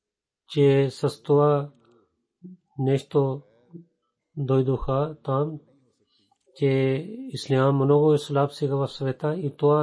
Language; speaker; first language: Bulgarian; non-native, learner; Urdu